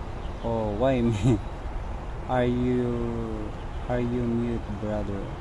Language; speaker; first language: English; non-native, learner; Filipino